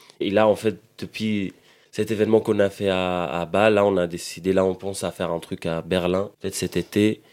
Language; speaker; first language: French; non-native, fluent; Arabic